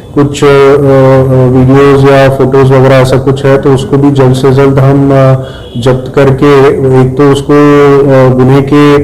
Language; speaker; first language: Hindi; non-native, local second language; Marathi